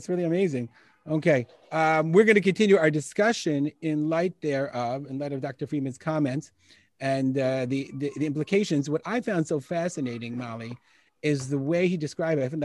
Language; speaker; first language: English; native; English